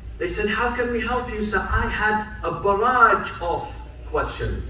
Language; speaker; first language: English; non-native, fluent; Arabic